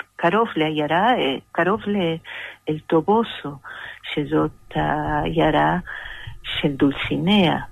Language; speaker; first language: Hebrew; non-native, fluent; Spanish